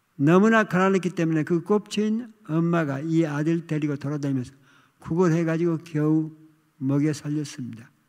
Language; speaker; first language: Korean; native; Korean